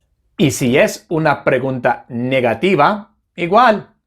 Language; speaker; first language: Spanish; non-native, fluent; English